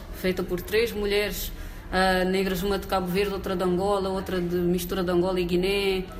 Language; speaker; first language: Portuguese; non-native, local second language; Kabuverdianu